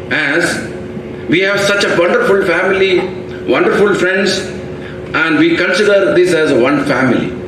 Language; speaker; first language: English; non-native, local second language; Malayalam